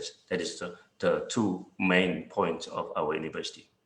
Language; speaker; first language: English; non-native, fluent; Korean